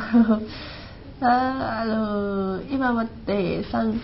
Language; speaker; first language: Japanese; non-native, learner; Chinese